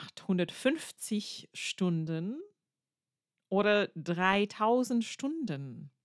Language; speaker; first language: German; non-native, fluent; English